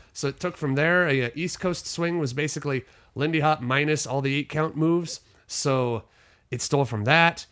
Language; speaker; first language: English; native; English